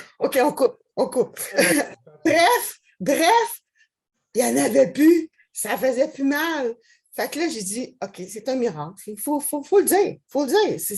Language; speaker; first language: French; native; French